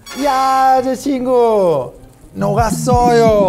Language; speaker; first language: Korean; non-native, learner; Italian